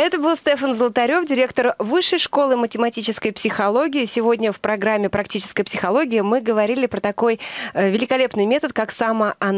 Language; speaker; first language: Russian; native; Russian